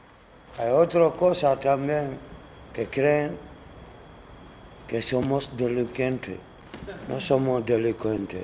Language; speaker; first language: Spanish; non-native, learner; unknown